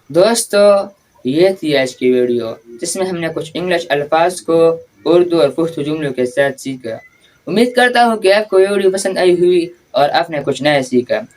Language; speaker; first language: Urdu; non-native, local second language; Pashto